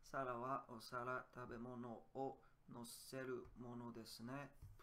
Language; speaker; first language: Japanese; non-native, learner; English